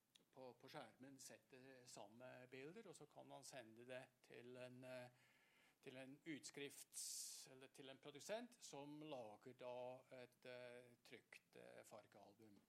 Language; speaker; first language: Norwegian; non-native, fluent; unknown